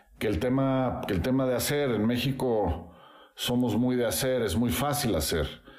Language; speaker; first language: Spanish; native; Spanish